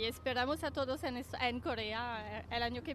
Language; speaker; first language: Spanish; non-native, fluent; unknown